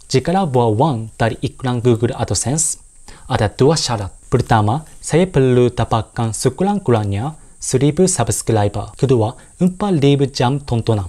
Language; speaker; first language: Malay; non-native, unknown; Japanese